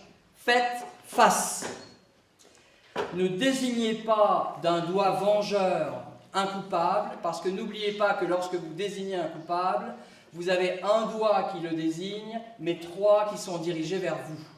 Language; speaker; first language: French; native; French